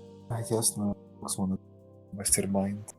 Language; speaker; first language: Russian; early bilingual, heritage; Russian